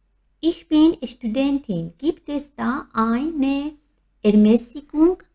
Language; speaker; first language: German; non-native, fluent; Persian